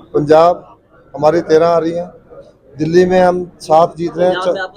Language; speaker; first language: Hindi; non-native, local second language; Punjabi